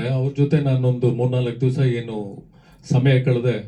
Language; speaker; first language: Kannada; native; Kannada